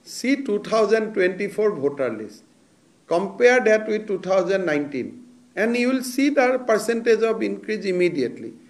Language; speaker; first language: English; non-native, local second language; Assamese